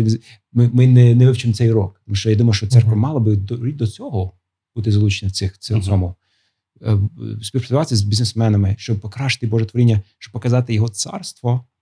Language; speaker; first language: Ukrainian; non-native, fluent; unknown